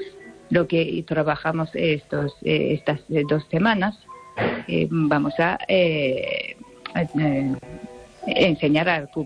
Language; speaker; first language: Spanish; non-native, fluent; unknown